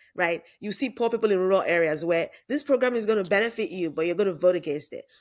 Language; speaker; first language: English; non-native, local second language; Yoruba